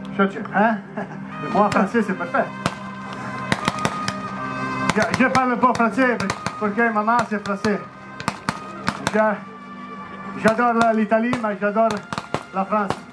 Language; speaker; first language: French; non-native, learner; Italian